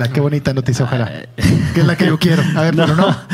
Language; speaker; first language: Spanish; native; Spanish